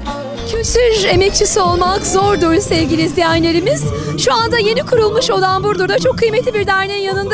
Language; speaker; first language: Turkish; native; Turkish